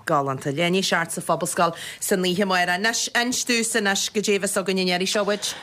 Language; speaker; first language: Irish; native; Irish